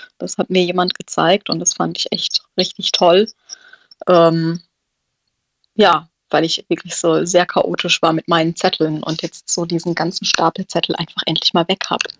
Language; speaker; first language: German; native; German